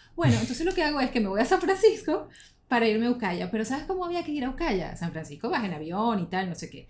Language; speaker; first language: Spanish; native; Spanish